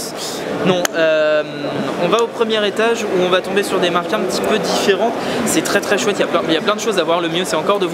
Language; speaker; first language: French; native; French